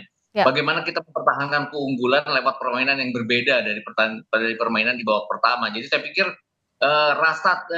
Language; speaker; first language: Indonesian; native; Indonesian